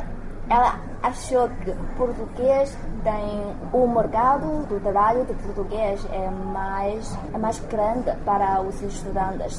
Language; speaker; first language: Portuguese; non-native, learner; Chinese